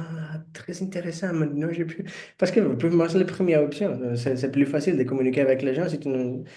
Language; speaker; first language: French; non-native, learner; Portuguese